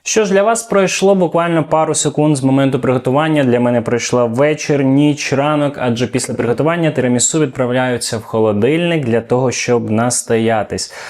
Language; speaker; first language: Ukrainian; native; Ukrainian